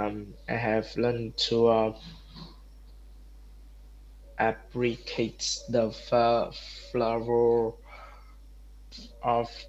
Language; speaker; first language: English; non-native, learner; Vietnamese